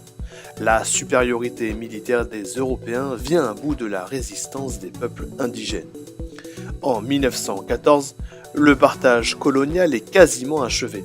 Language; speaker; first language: French; native; French